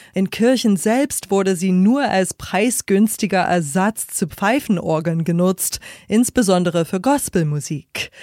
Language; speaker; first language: German; native; German